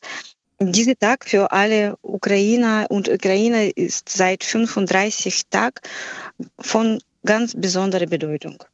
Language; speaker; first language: German; non-native, fluent; Ukrainian